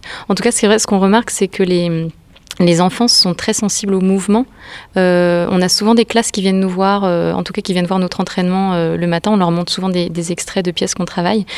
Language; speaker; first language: French; native; French